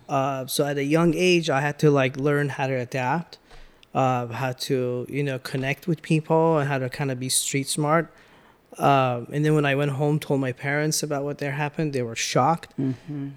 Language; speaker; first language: English; early bilingual, other home language; Persian